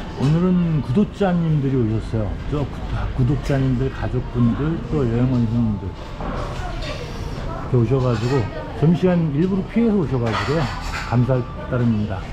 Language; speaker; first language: Korean; native; Korean